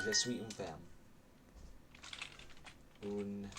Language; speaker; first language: French; non-native, learner; English